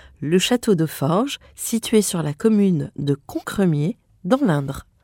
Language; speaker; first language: French; native; French